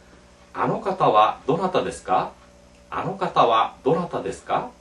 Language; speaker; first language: Japanese; non-native, fluent; Korean